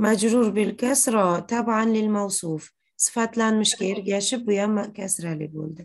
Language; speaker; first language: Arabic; non-native, fluent; Uzbek